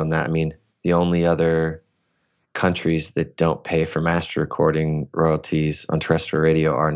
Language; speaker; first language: English; native; English